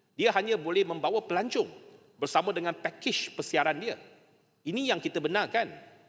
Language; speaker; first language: Malay; native; Malay